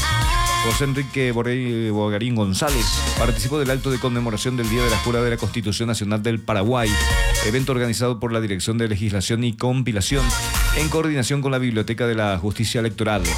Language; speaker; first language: Spanish; native; Spanish